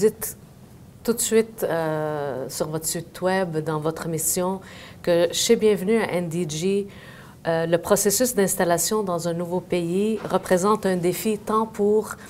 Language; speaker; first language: French; native; French